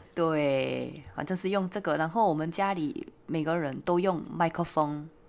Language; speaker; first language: Chinese; non-native, fluent; Korean